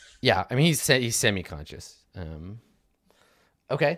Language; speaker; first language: English; native; English